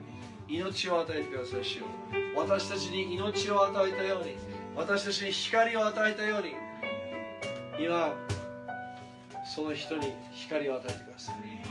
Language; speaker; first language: Japanese; non-native, fluent; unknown